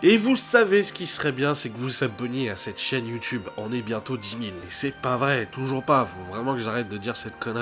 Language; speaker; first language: French; native; French